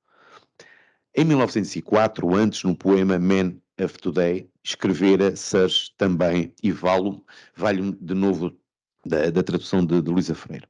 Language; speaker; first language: Portuguese; native; Portuguese